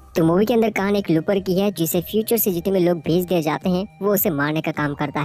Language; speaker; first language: Hindi; native; Hindi